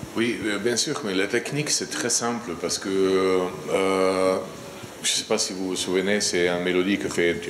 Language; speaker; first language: French; non-native, fluent; Slovenian